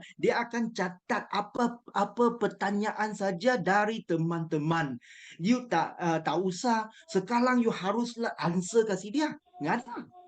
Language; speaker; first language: Malay; non-native, local second language; Chinese